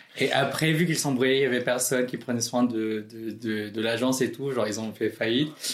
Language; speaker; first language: French; non-native, fluent; Filipino